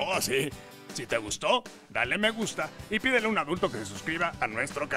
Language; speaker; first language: Spanish; native; Spanish